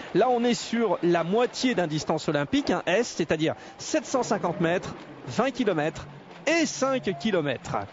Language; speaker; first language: French; native; French